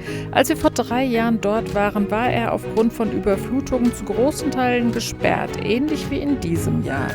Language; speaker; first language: German; native; German